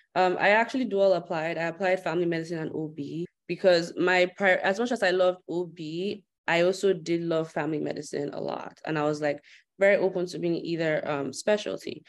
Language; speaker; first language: English; non-native, local second language; Yoruba